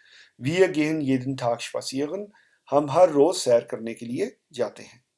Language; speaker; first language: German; non-native, fluent; Urdu